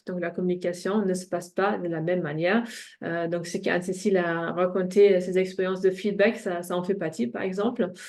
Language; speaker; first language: French; non-native, fluent; German